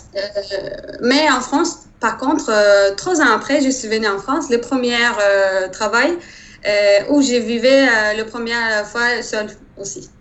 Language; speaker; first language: French; non-native, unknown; Turkish